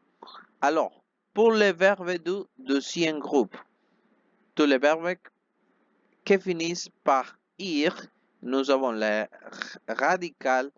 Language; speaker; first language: French; non-native, fluent; Spanish